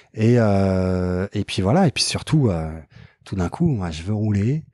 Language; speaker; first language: French; native; French